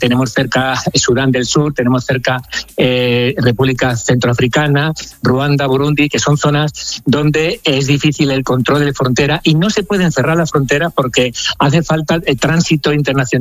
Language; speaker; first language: Spanish; native; Spanish